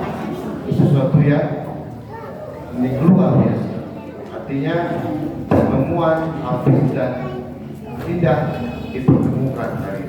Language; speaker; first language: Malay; non-native, local second language; Minangkabau